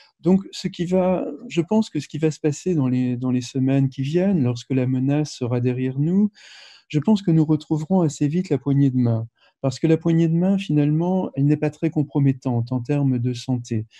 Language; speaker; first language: French; native; French